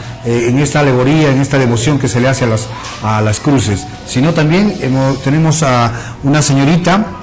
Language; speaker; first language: Spanish; native; Spanish